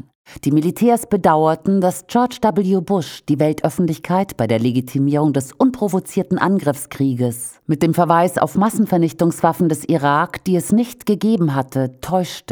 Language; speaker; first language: German; native; German